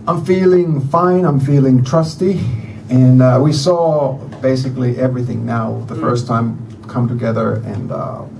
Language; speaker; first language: English; non-native, fluent; Finnish